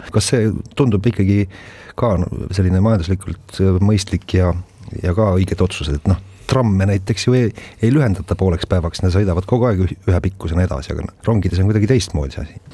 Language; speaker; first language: Estonian; native; Estonian